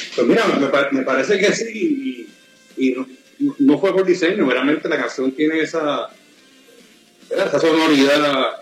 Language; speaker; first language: Spanish; native; Spanish